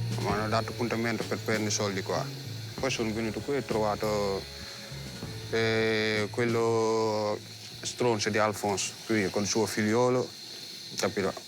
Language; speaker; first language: Italian; non-native, learner; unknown